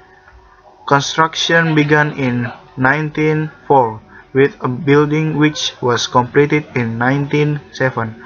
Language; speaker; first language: English; non-native, learner; Indonesian